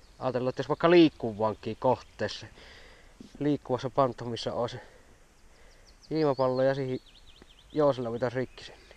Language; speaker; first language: Finnish; native; Finnish